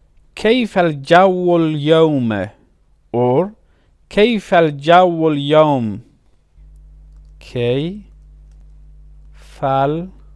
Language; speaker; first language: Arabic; non-native, fluent; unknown